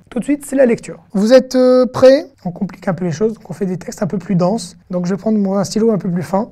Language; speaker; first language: French; native; French